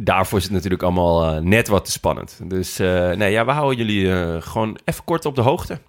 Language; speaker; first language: Dutch; native; Dutch